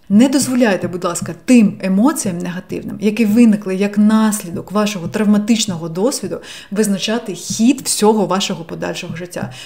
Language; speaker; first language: Ukrainian; non-native, local second language; Russian